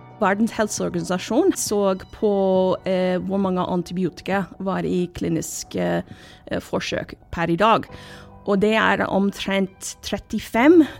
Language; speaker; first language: Norwegian; non-native, fluent; English